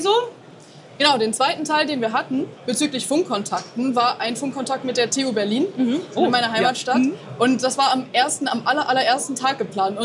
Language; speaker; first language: German; native; German